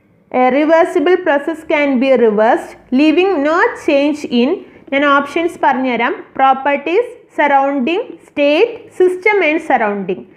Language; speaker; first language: English; non-native, local second language; Malayalam